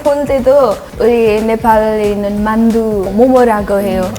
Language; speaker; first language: Korean; non-native, learner; Nepali